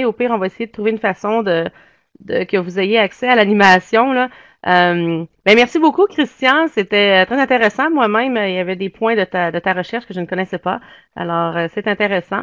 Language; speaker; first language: French; native; French